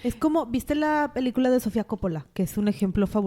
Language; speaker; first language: Spanish; native; Spanish